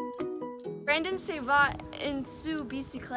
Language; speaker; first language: Spanish; non-native, learner; English